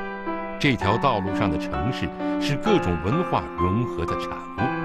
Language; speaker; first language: Chinese; native; Chinese